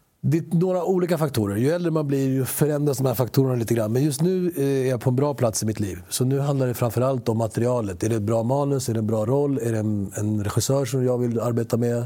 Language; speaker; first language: Swedish; early bilingual, other home language; Spanish